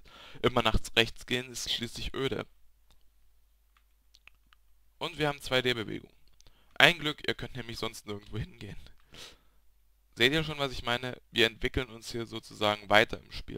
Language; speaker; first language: German; native; German